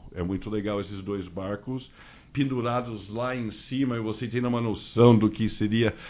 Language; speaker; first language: Portuguese; non-native, fluent; English